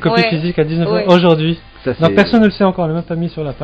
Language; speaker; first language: French; non-native, local second language; Arabic